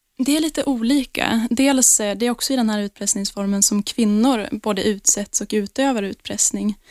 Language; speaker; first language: Swedish; native; Swedish